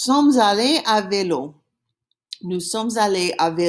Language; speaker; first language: French; non-native, fluent; English